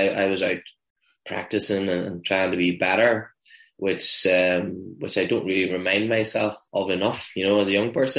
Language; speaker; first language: English; native; English